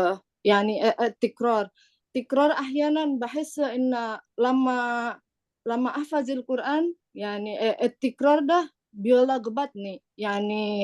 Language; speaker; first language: Arabic; non-native, learner; Indonesian